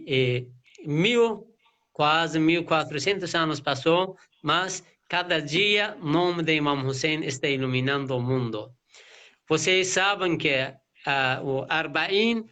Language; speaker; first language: Portuguese; non-native, fluent; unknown